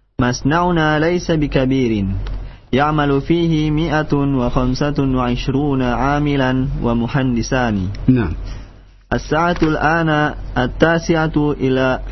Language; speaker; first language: Arabic; non-native, learner; Indonesian